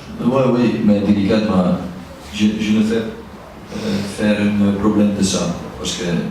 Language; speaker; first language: French; non-native, learner; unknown